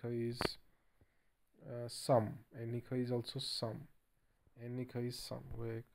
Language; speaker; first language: English; non-native, learner; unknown